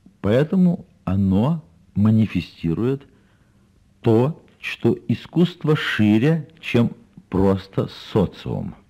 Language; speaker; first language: Russian; native; Russian